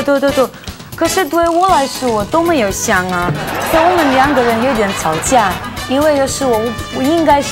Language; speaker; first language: Chinese; non-native, learner; Russian